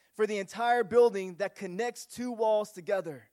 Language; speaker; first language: English; native; English